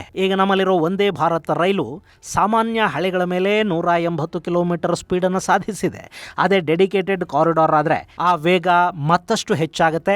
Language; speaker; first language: Kannada; native; Kannada